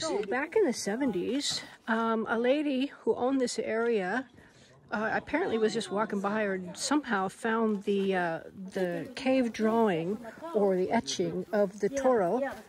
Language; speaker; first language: English; native; English